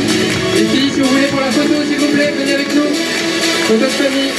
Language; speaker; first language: French; native; French